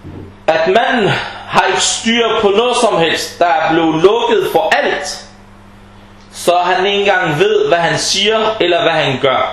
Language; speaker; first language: Danish; early bilingual, other home language; Arabic